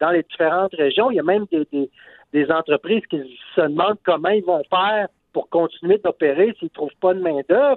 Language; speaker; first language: French; native; French